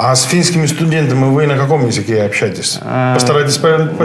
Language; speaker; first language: Russian; non-native, fluent; Finnish